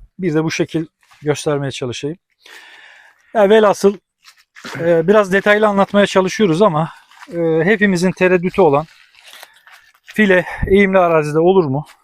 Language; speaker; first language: Turkish; native; Turkish